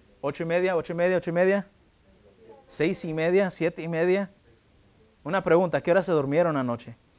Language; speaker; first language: Spanish; early bilingual, heritage; Spanish